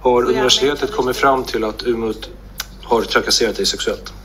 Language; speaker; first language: Swedish; native; Swedish